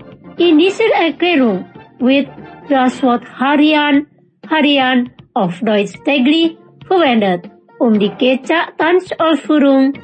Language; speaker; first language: German; non-native, fluent; Indonesian